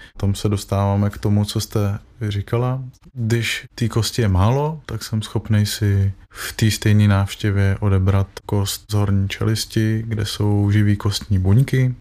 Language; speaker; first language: Czech; native; Czech